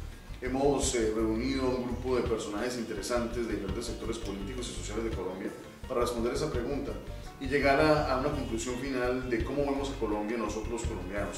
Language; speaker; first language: Spanish; native; Spanish